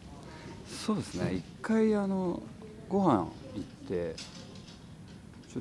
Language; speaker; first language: Japanese; native; Japanese